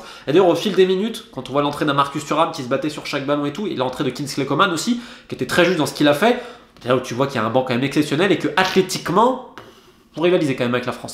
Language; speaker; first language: French; native; French